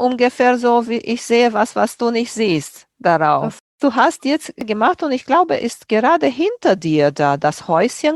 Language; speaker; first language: German; non-native, fluent; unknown